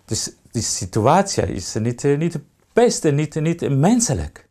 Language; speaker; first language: Dutch; non-native, learner; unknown